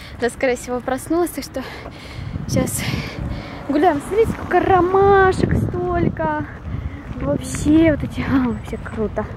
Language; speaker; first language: Russian; native; Russian